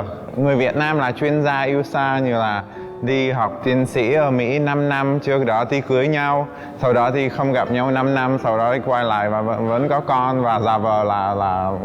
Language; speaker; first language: Vietnamese; non-native, fluent; Czech